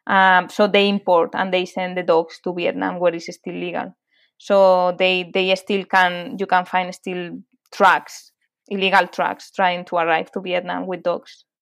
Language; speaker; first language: English; non-native, fluent; Spanish